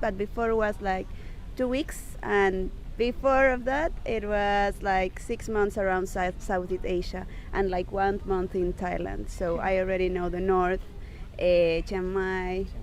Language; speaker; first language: English; non-native, fluent; Spanish